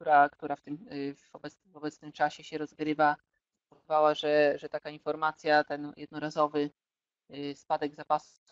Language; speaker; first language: Polish; native; Polish